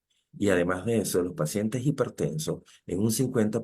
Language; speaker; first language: Spanish; native; Spanish